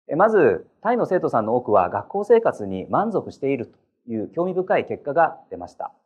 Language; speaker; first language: Japanese; native; Japanese